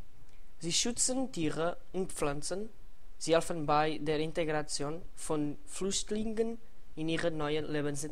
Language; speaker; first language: German; non-native, learner; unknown